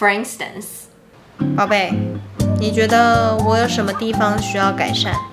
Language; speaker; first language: Chinese; non-native, local second language; English